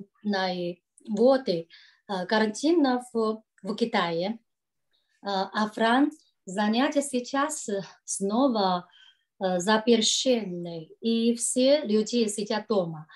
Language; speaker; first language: Russian; non-native, learner; Chinese